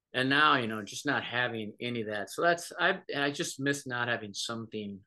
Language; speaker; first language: English; native; English